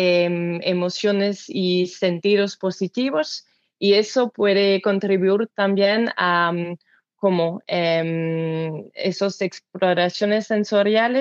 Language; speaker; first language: Spanish; non-native, learner; French